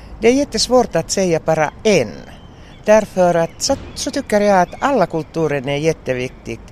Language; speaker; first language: Swedish; non-native, local second language; Finnish